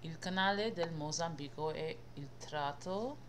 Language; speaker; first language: Italian; non-native, learner; English